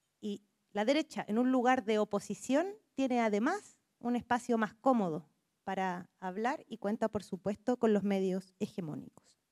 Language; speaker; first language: Spanish; native; Spanish